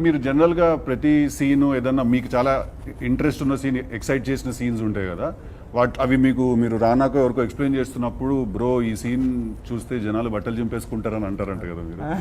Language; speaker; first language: Telugu; native; Telugu